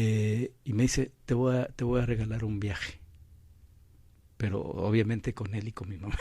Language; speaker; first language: Spanish; native; Spanish